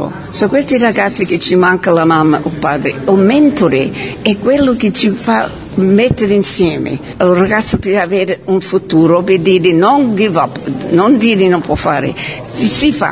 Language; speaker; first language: Italian; early bilingual, heritage; Italian